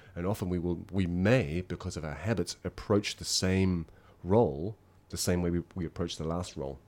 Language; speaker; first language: English; native; English